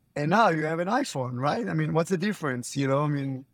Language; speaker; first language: English; non-native, fluent; Hebrew